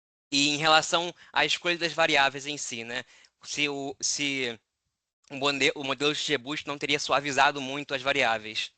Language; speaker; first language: Portuguese; native; Portuguese